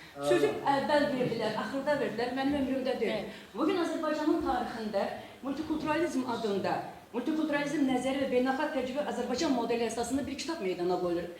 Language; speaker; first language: Azerbaijani; non-native, local second language; Talysh